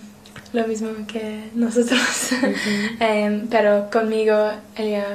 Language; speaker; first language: Spanish; non-native, learner; English